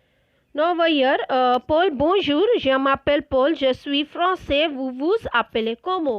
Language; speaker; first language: French; non-native, fluent; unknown